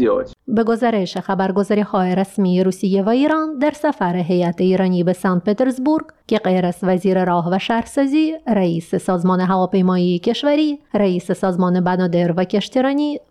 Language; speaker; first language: Persian; native; Persian